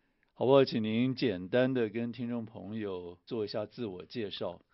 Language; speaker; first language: Chinese; native; Chinese